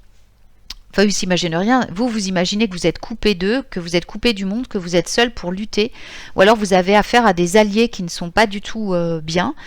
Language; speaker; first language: French; native; French